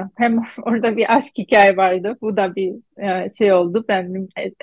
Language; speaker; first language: Turkish; non-native, fluent; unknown